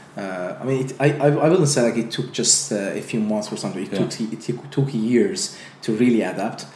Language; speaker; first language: English; non-native, fluent; Azerbaijani